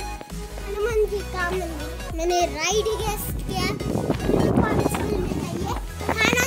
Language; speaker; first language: Hindi; non-native, local second language; Marathi